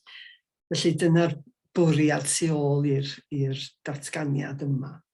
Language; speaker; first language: Welsh; native; Welsh